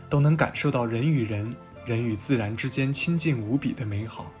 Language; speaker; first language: Chinese; native; Chinese